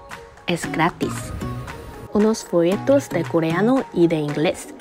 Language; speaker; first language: Spanish; non-native, learner; Korean